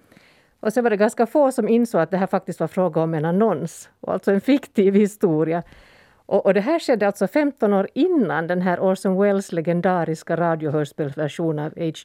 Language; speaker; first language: Swedish; native; Swedish